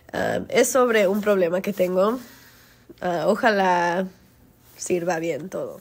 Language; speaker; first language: Spanish; early bilingual, heritage; Spanish